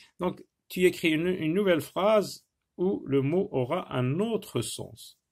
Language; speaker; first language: French; non-native, local second language; Arabic